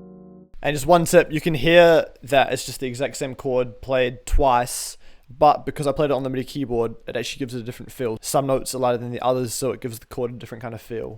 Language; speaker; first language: English; native; English